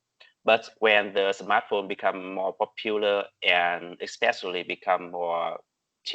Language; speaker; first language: English; non-native, learner; Vietnamese